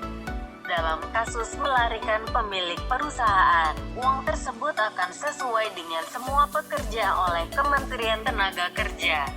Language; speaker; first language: Indonesian; non-native, learner; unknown